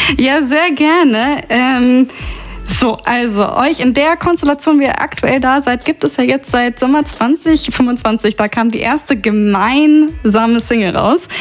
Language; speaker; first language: German; native; German